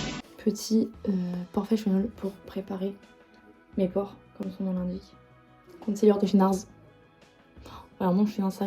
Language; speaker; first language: French; native; French